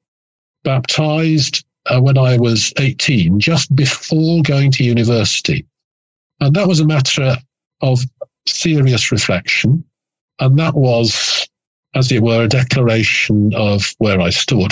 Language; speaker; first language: English; native; English